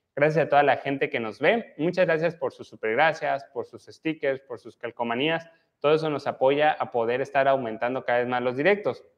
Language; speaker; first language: Spanish; native; Spanish